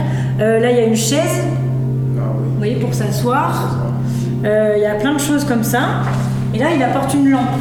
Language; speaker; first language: French; native; French